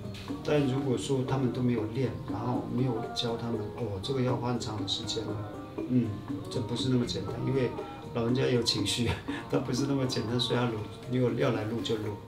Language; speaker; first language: Chinese; native; Chinese